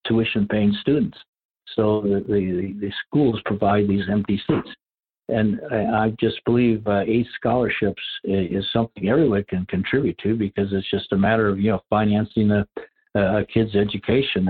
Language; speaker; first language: English; native; English